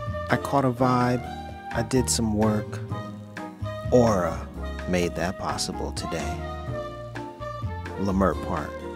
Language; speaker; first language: English; native; English